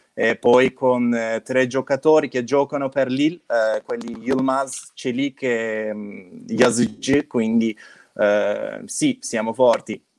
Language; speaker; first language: Italian; non-native, fluent; Turkish